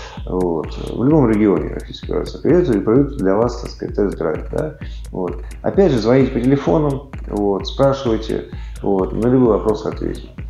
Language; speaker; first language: Russian; native; Russian